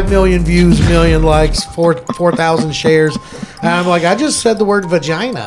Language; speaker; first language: English; native; English